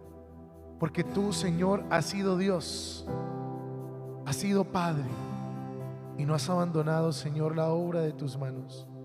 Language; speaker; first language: Spanish; native; Spanish